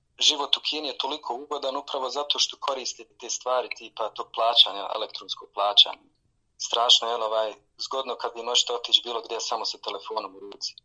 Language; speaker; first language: Bosnian; native; Bosnian